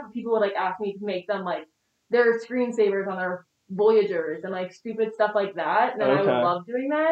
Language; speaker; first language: English; native; English